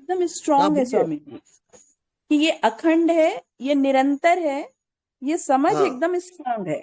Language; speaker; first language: Hindi; native; Hindi